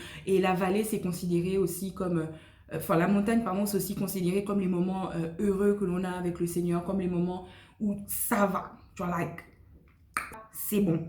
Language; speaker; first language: French; native; French